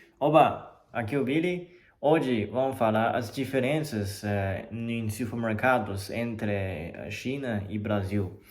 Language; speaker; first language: Portuguese; non-native, fluent; Chinese